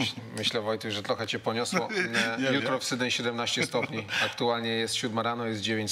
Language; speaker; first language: Polish; native; Polish